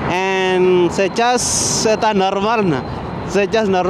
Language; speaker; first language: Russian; non-native, learner; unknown